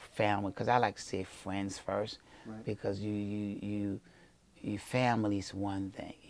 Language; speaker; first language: English; early bilingual, other home language; Haitian Creole